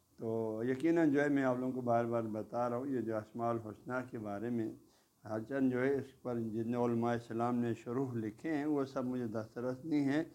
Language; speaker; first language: Urdu; non-native, local second language; Balti